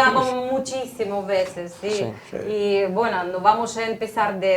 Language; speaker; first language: Spanish; non-native, fluent; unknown